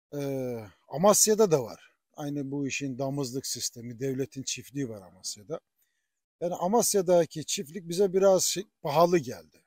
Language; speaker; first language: Turkish; native; Turkish